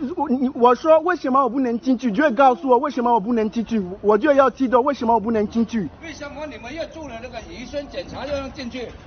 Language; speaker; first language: Chinese; non-native, learner; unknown